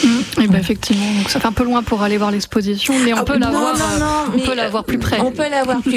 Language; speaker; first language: French; native; French